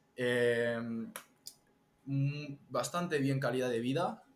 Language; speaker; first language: Spanish; early bilingual, other home language; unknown